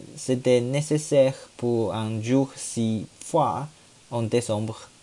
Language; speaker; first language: French; non-native, learner; Chinese